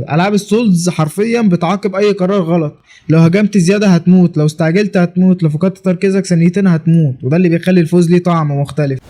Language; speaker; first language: Arabic; native; Arabic